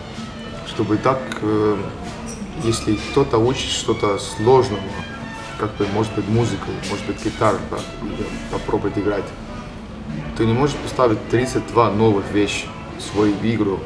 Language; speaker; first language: Russian; non-native, learner; Estonian